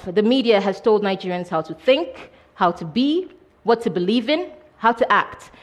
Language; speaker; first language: English; non-native, local second language; Igbo